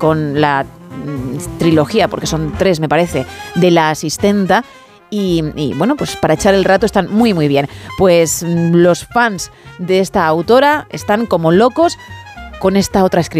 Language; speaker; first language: Spanish; native; Spanish